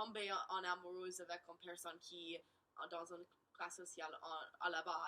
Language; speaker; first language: French; non-native, learner; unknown